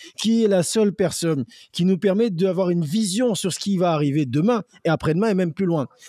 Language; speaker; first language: French; native; French